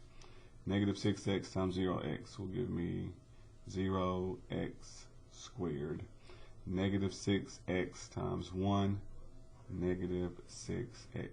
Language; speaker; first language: English; native; English